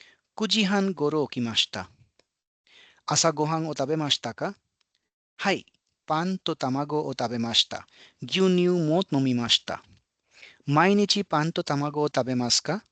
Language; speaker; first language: Japanese; non-native, fluent; Hindi